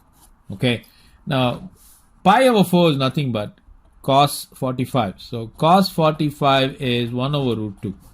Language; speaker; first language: English; non-native, local second language; Tamil